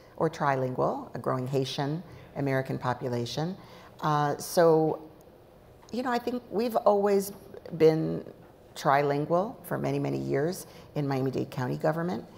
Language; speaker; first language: English; native; English